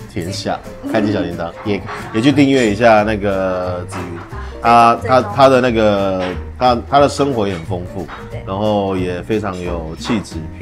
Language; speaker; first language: Chinese; native; Chinese